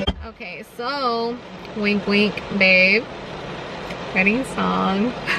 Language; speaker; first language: English; early bilingual, other home language; Spanish